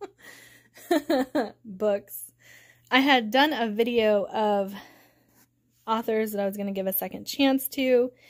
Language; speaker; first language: English; native; English